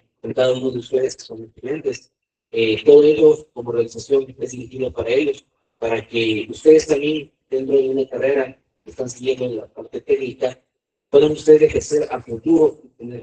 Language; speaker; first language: Spanish; native; Spanish